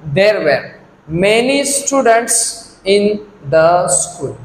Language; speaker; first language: English; non-native, local second language; Gujarati